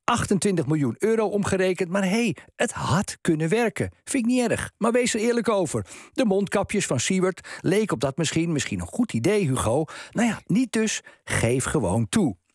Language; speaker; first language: Dutch; native; Dutch